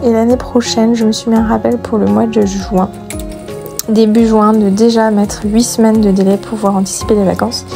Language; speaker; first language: French; native; French